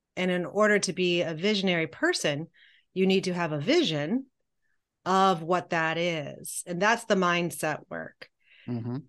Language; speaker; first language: English; native; English